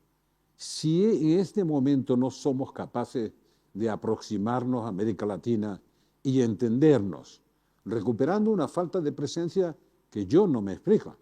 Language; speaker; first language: Spanish; native; Spanish